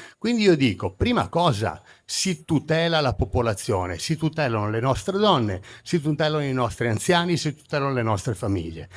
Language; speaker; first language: Italian; early bilingual, other home language; Croatian